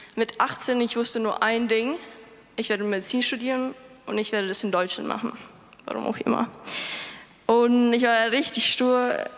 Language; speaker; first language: German; non-native, fluent; Lithuanian